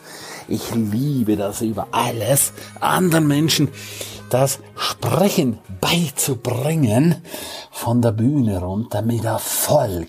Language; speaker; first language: German; native; German